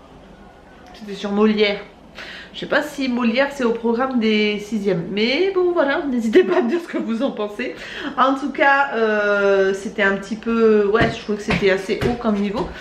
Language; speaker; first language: French; native; French